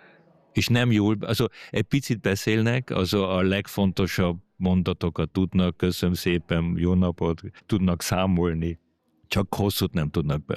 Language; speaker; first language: Hungarian; early bilingual, heritage; German